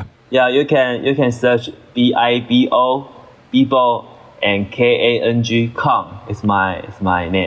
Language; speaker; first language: English; non-native, learner; Chinese